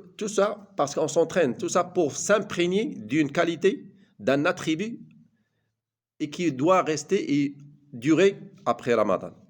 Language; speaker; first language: French; non-native, local second language; Arabic